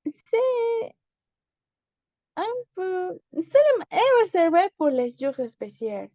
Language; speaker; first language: French; non-native, learner; Spanish